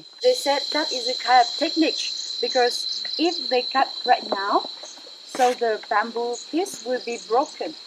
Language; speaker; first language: English; non-native, fluent; Vietnamese